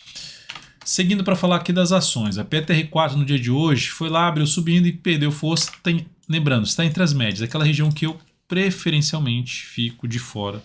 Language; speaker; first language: Portuguese; native; Portuguese